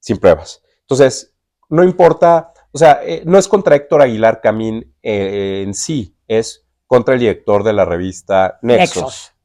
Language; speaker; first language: Spanish; native; Spanish